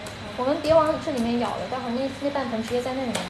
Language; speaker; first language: Chinese; native; Chinese